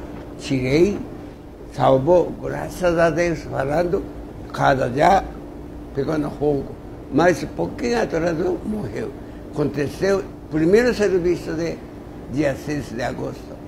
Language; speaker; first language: Portuguese; non-native, learner; Japanese